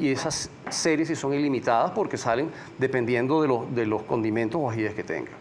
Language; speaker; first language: Spanish; native; Spanish